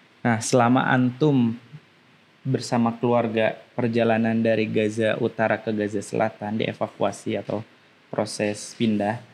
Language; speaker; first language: Indonesian; non-native, local second language; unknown